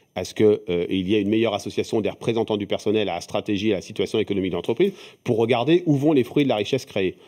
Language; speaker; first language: French; native; French